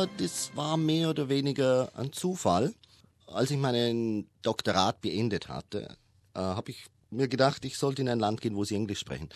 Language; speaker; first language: German; native; German